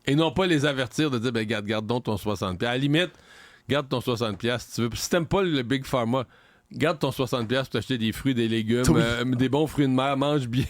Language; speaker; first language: French; native; French